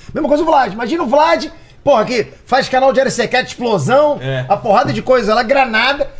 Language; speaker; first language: Portuguese; native; Portuguese